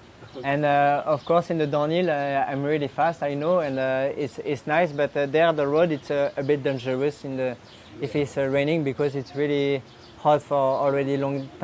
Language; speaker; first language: English; non-native, learner; French